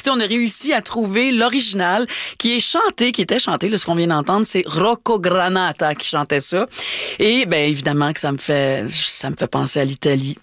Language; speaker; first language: French; native; French